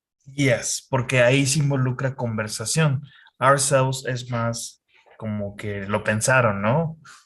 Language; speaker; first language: Spanish; non-native, fluent; English